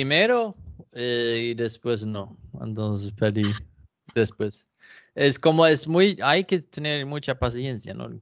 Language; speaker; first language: Spanish; non-native, fluent; Swedish